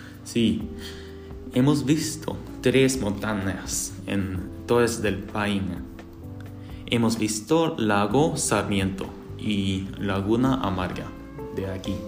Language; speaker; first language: Spanish; non-native, learner; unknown